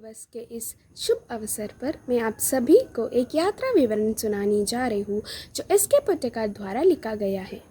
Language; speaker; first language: Hindi; non-native, local second language; Malayalam